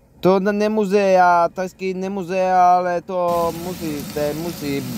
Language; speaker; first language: Czech; non-native, learner; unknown